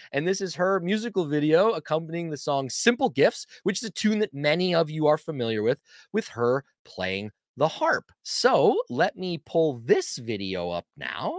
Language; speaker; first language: English; native; English